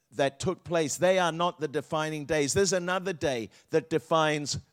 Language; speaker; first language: English; native; English